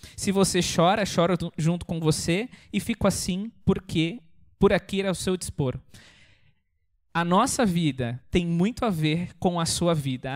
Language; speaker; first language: Portuguese; native; Portuguese